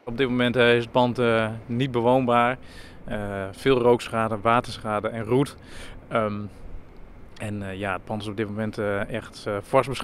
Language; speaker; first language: Dutch; native; Dutch